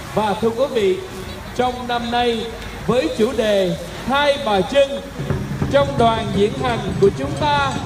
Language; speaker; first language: Vietnamese; native; Vietnamese